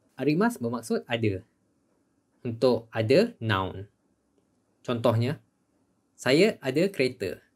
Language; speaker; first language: Malay; native; Malay